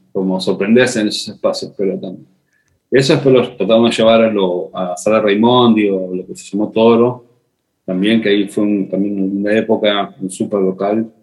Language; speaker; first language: Spanish; native; Spanish